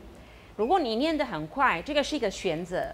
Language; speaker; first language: Chinese; non-native, fluent; Italian